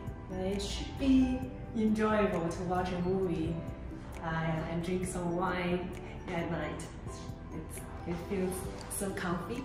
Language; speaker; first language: English; non-native, fluent; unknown